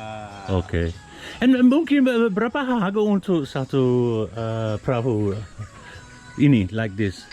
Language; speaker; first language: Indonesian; non-native, learner; English